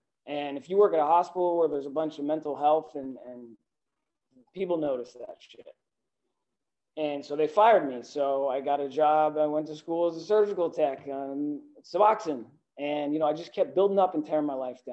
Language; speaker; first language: English; native; English